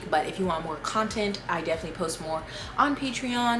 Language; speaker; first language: English; native; English